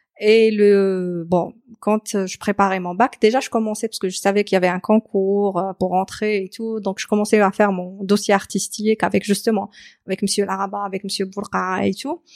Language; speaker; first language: French; non-native, local second language; Arabic